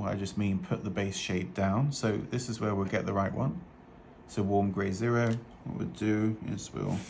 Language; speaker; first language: English; native; English